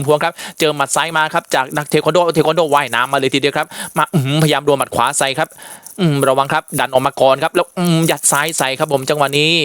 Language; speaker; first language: Thai; native; Thai